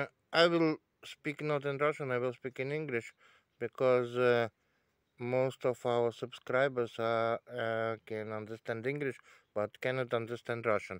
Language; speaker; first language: English; non-native, learner; Russian